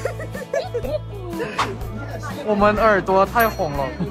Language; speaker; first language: Chinese; non-native, fluent; Thai